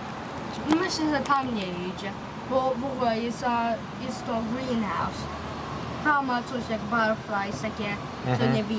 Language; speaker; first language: Polish; early bilingual, heritage; Polish